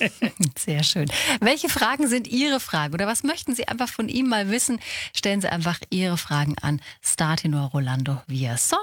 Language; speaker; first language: German; native; German